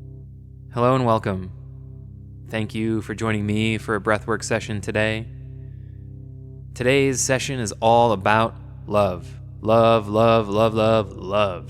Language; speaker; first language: English; native; English